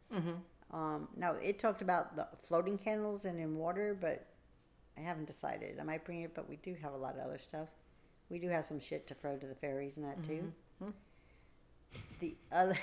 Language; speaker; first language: English; native; English